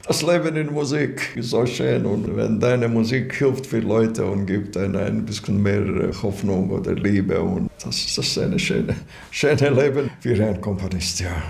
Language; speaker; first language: German; non-native, learner; Latvian